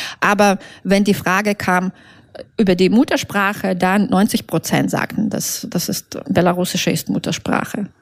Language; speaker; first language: German; non-native, fluent; Russian